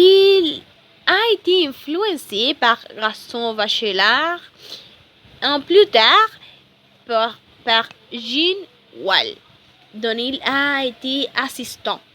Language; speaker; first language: French; non-native, learner; Spanish